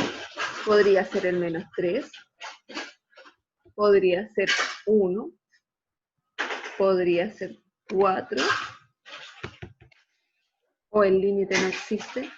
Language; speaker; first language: Spanish; native; Spanish